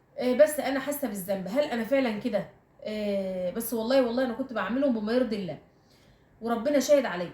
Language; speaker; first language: Egyptian Arabic; native; Egyptian Arabic